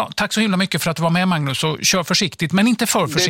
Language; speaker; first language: Swedish; native; Swedish